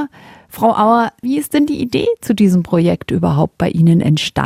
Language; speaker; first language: German; native; German